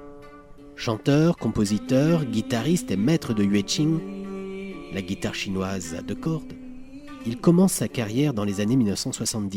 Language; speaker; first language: French; native; French